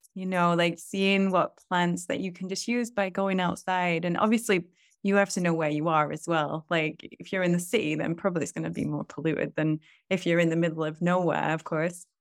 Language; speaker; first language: English; native; English